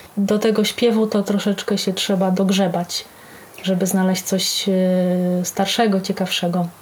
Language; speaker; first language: Polish; native; Polish